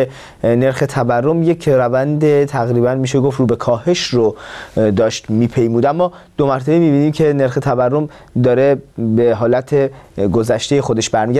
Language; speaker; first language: Persian; native; Persian